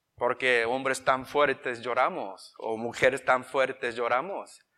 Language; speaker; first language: Spanish; non-native, fluent; Korean